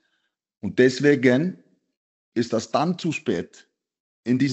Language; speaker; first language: German; non-native, fluent; Icelandic